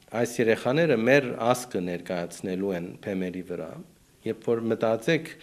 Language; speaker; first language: Armenian; early bilingual, heritage; Armenian